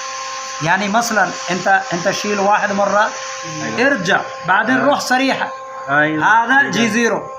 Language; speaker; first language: Arabic; non-native, learner; Punjabi